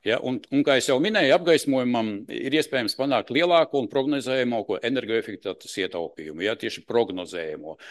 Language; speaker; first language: Latvian; non-native, local second language; Russian